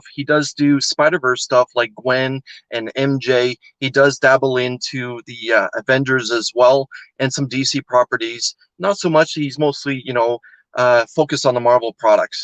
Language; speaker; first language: English; native; English